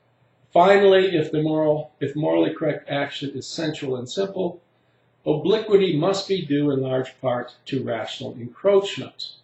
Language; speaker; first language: English; native; English